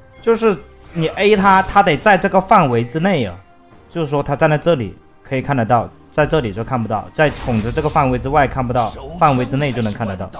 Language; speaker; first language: Chinese; native; Chinese